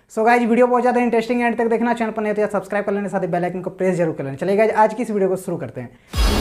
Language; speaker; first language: Hindi; native; Hindi